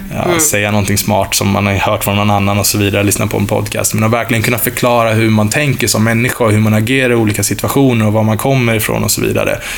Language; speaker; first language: Swedish; native; Swedish